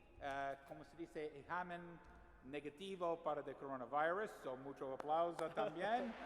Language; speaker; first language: Spanish; non-native, learner; English